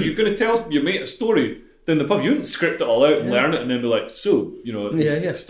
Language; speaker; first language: English; native; English